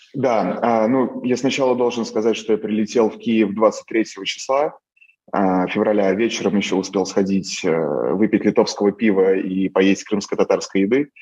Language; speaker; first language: Russian; native; Russian